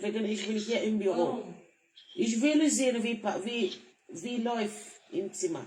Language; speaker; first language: German; non-native, learner; French